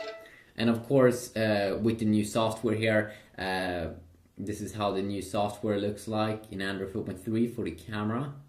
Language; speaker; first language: English; non-native, fluent; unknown